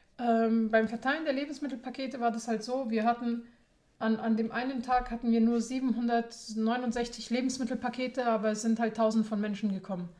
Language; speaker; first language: German; early bilingual, other home language; Persian